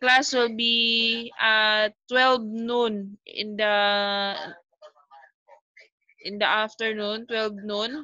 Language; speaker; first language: English; non-native, local second language; Filipino